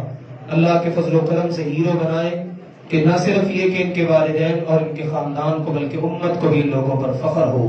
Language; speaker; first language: Urdu; native; Urdu